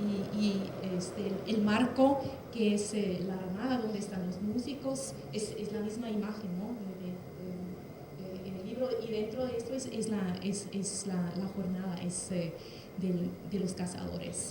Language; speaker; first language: Spanish; non-native, fluent; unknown